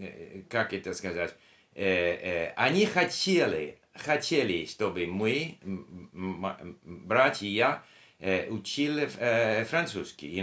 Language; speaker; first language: Russian; non-native, learner; English